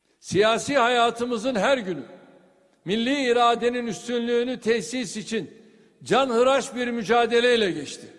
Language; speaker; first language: Turkish; native; Turkish